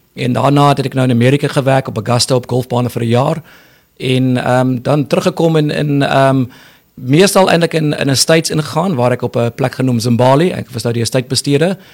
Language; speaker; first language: Afrikaans; non-native, local second language; English